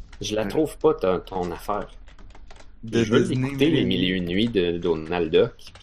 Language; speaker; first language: French; native; French